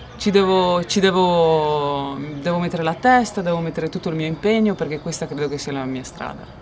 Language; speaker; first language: Italian; native; Italian